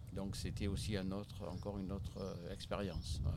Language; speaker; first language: French; native; French